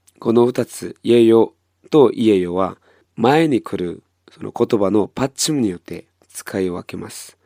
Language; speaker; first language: Japanese; non-native, fluent; Korean